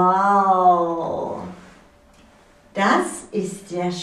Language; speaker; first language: German; native; German